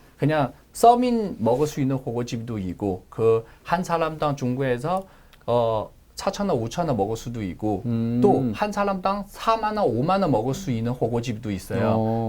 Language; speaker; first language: Korean; non-native, learner; Chinese